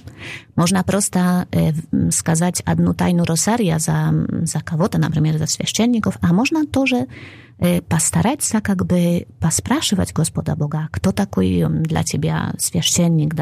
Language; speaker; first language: Russian; non-native, fluent; Polish